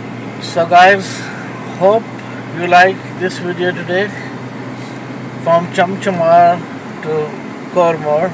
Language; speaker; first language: English; non-native, fluent; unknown